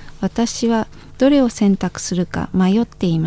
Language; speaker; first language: Japanese; non-native, fluent; Indonesian